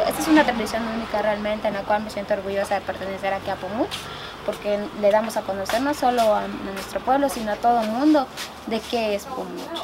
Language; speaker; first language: Spanish; native; Spanish